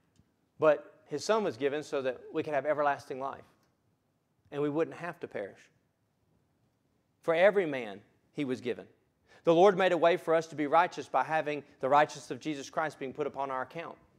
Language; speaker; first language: English; native; English